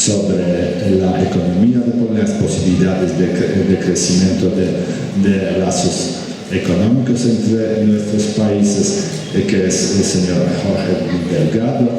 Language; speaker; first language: Spanish; non-native, fluent; Polish